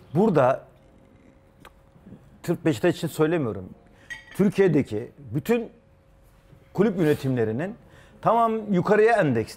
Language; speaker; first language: Turkish; native; Turkish